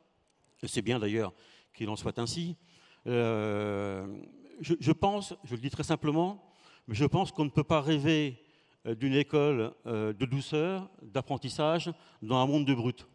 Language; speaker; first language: French; native; French